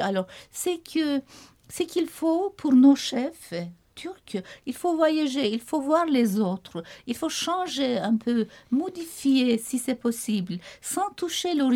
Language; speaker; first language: French; non-native, fluent; Turkish